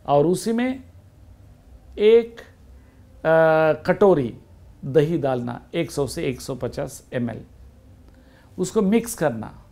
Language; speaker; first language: Hindi; non-native, local second language; Kannada